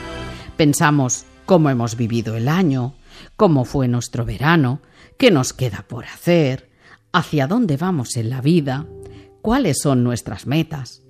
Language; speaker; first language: Spanish; native; Spanish